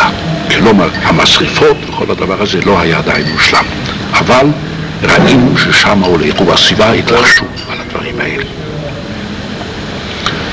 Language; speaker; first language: Hebrew; non-native, fluent; Polish